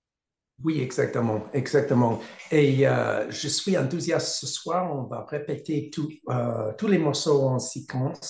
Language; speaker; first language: French; non-native, learner; English